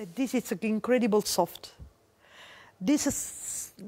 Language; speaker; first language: English; non-native, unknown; Italian